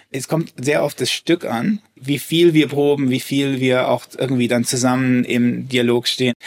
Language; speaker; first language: German; early bilingual, heritage; German